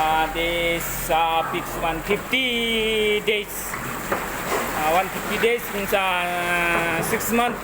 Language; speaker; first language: English; non-native, learner; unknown